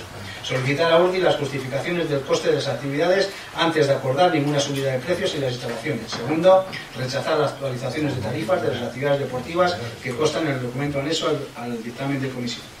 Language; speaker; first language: Spanish; native; Spanish